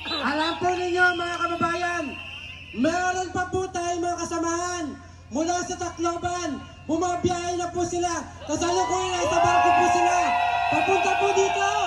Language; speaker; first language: Filipino; native; Filipino